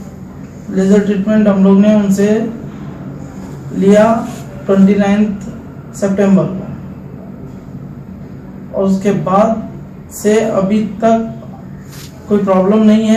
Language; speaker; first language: Hindi; native; Hindi